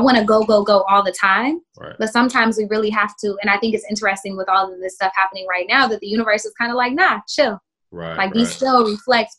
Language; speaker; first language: English; native; English